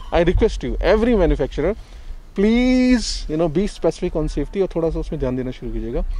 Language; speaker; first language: Hindi; native; Hindi